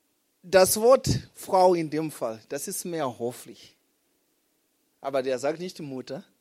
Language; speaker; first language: German; non-native, fluent; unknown